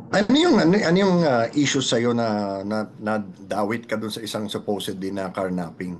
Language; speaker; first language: Filipino; native; Filipino